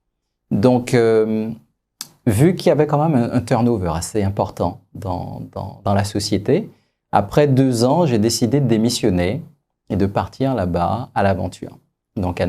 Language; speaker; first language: French; native; French